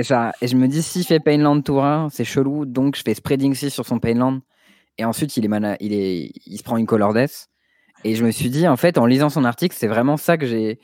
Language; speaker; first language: French; native; French